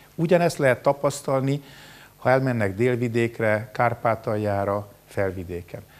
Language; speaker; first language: Hungarian; native; Hungarian